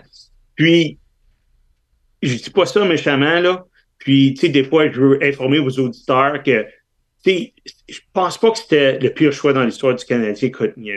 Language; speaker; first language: French; native; French